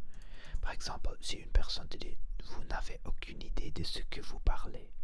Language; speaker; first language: French; non-native, learner; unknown